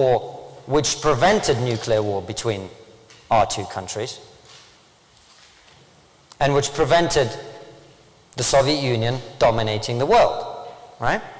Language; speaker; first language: English; early bilingual, other home language; Russian